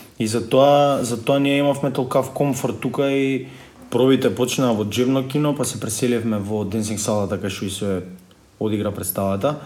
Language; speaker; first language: Macedonian; native; Macedonian